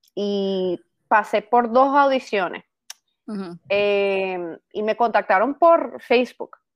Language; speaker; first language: Spanish; native; Spanish